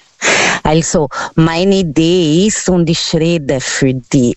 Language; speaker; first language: German; non-native, learner; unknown